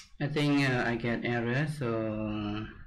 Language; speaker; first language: English; non-native, learner; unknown